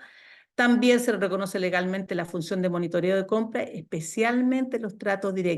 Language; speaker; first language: Spanish; native; Spanish